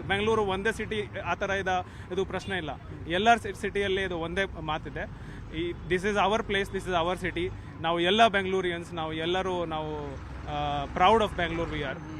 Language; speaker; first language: Kannada; non-native, fluent; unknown